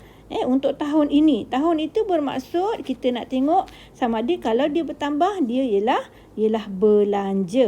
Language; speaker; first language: Malay; native; Malay